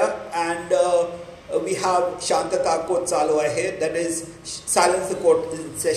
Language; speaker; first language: English; non-native, local second language; Marathi